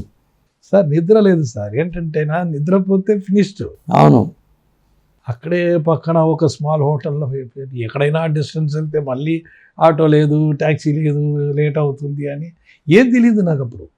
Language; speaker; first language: Telugu; non-native, local second language; Tamil